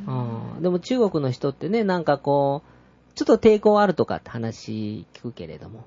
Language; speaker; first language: Japanese; native; Japanese